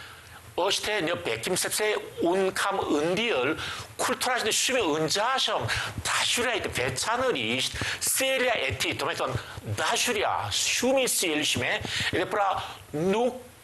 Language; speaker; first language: Albanian; non-native, learner; Korean